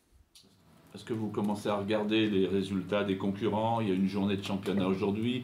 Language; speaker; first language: French; native; French